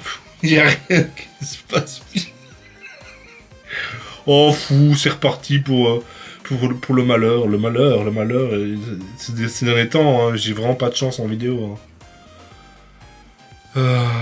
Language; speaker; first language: French; native; French